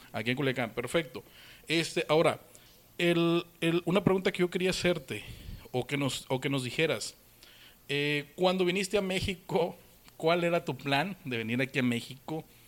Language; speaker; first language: Spanish; native; Spanish